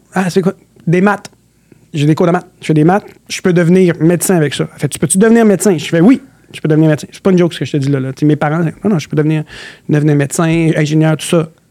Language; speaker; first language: French; early bilingual, other home language; Arabic